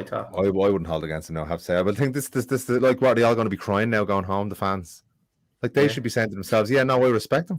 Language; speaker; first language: English; native; English